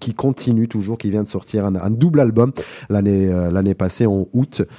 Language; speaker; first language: French; non-native, local second language; Russian